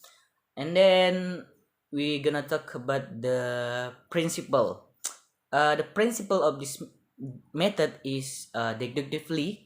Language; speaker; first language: English; non-native, learner; Indonesian